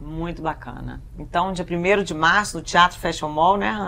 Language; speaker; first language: Portuguese; native; Portuguese